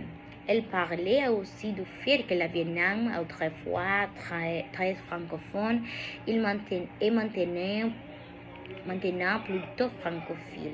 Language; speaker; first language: French; non-native, learner; Spanish